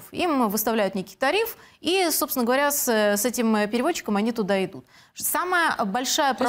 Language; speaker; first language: Russian; native; Russian